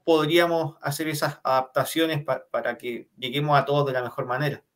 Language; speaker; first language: Spanish; native; Spanish